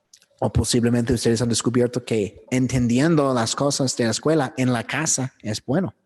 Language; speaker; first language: Spanish; non-native, learner; English